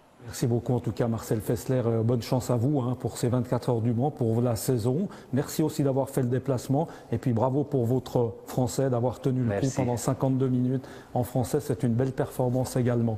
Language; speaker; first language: French; native; French